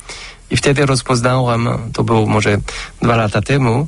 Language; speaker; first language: Polish; non-native, fluent; French